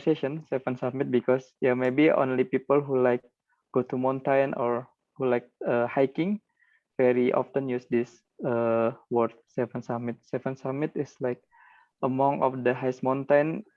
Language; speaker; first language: English; non-native, learner; Indonesian